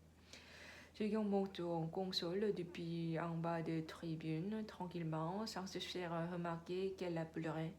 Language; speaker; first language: French; non-native, learner; Korean